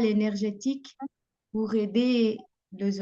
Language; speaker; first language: French; non-native, fluent; Portuguese